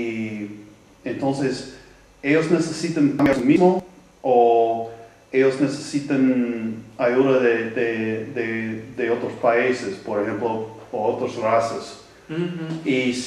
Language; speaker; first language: Spanish; non-native, learner; English